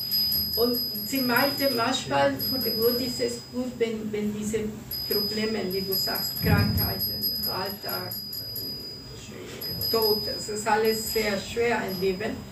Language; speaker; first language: German; non-native, fluent; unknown